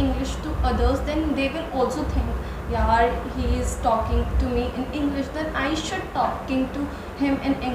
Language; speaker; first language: English; non-native, learner; Hindi